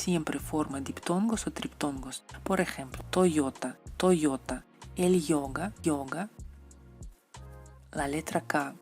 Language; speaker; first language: Spanish; non-native, fluent; Russian